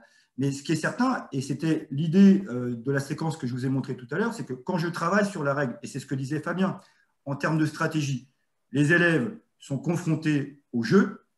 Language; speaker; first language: French; native; French